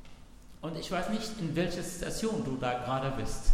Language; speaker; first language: German; non-native, fluent; Arabic